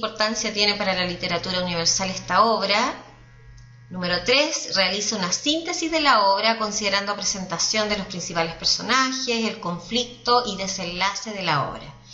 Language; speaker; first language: Spanish; native; Spanish